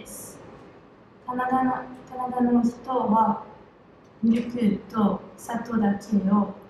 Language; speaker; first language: Japanese; non-native, learner; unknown